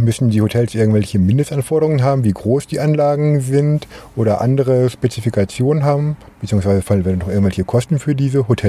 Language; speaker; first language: German; native; German